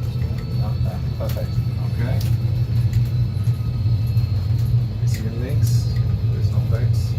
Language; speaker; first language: German; non-native, learner; English